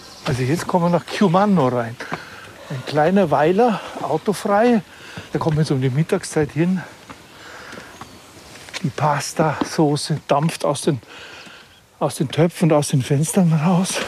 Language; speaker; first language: German; native; German